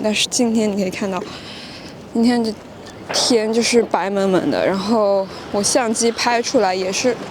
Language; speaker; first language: Chinese; non-native, fluent; French